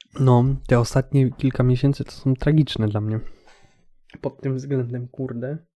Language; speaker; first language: Polish; native; Polish